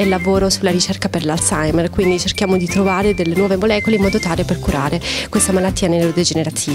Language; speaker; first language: Italian; native; Italian